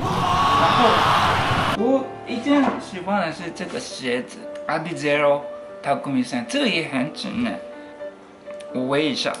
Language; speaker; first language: Chinese; non-native, fluent; Japanese